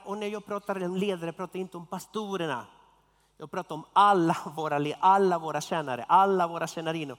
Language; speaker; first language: Swedish; non-native, fluent; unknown